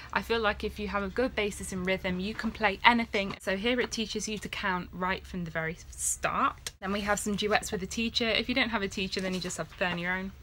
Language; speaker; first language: English; native; English